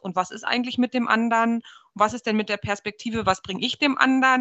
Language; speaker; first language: German; native; German